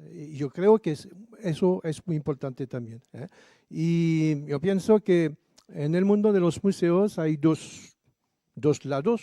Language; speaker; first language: Spanish; non-native, fluent; French